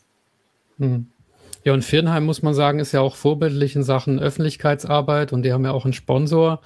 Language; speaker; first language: German; native; German